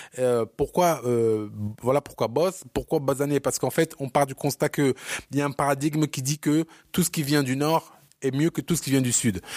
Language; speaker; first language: French; early bilingual, other home language; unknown